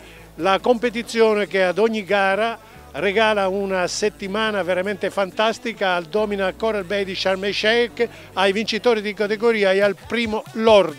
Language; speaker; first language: Italian; native; Italian